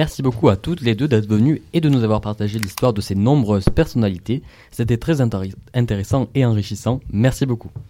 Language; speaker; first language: French; native; French